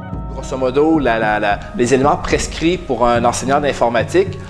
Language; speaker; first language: French; native; French